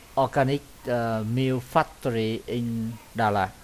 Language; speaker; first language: English; non-native, learner; Vietnamese